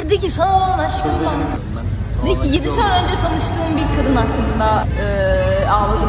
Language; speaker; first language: Turkish; native; Turkish